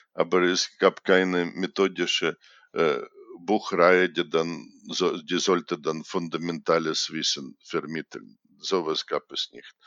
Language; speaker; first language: German; non-native, fluent; Russian